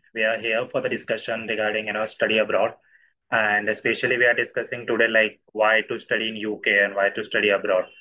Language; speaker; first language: English; non-native, local second language; Marathi